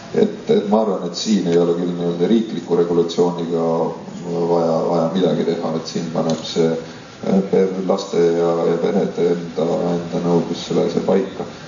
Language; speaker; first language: Estonian; non-native, local second language; Russian